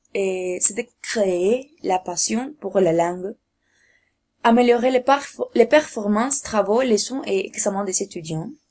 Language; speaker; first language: French; non-native, learner; Spanish